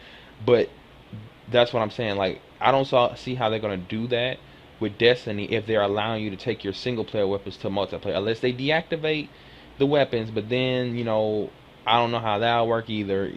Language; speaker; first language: English; native; English